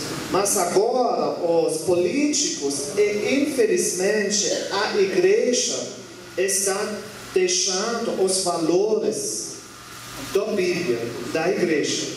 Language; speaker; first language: Portuguese; non-native, learner; German